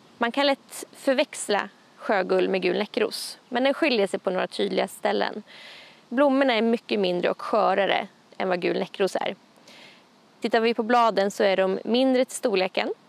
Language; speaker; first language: Swedish; native; Swedish